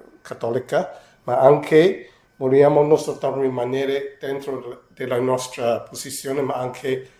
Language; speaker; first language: Italian; non-native, fluent; Cantonese